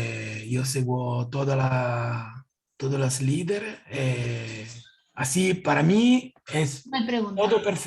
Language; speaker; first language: Spanish; non-native, learner; Italian